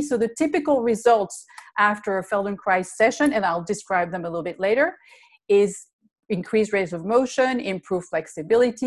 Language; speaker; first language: English; non-native, fluent; French